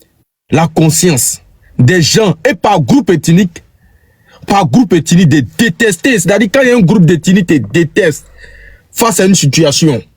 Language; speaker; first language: French; native; French